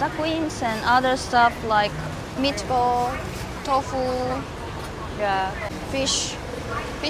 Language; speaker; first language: English; non-native, fluent; Chinese